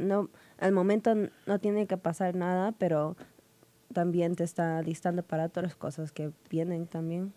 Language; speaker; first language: Spanish; early bilingual, heritage; Spanish